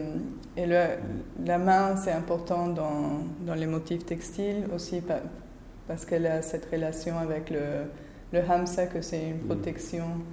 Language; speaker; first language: French; non-native, fluent; Spanish